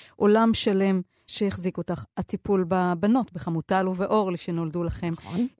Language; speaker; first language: Hebrew; native; Hebrew